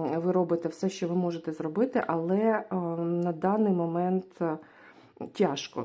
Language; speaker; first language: Ukrainian; non-native, local second language; Russian